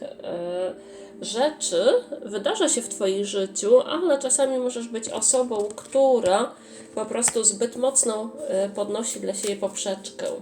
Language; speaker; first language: Polish; native; Polish